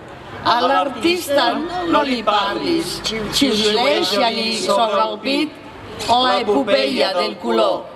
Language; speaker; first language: Catalan; non-native, fluent; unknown